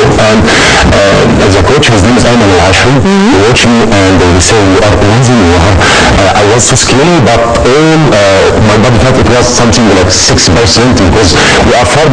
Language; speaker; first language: English; non-native, learner; Arabic